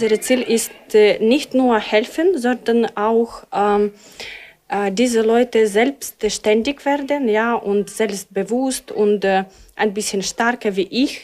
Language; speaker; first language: German; non-native, learner; Arabic